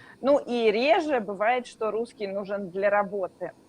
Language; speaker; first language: Russian; native; Russian